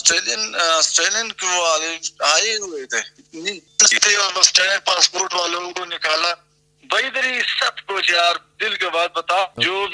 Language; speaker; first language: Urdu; non-native, fluent; Pashto